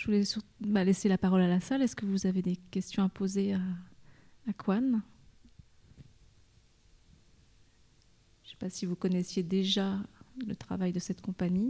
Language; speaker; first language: French; native; French